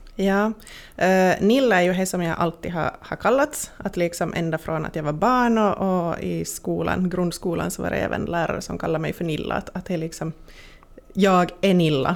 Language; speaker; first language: Swedish; native; Swedish